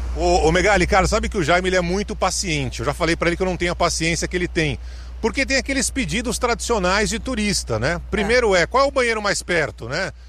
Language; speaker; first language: Portuguese; native; Portuguese